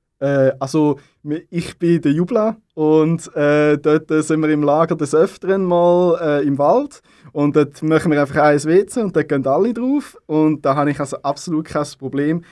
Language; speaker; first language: German; native; German